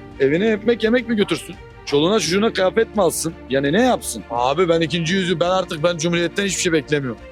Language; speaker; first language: Turkish; native; Turkish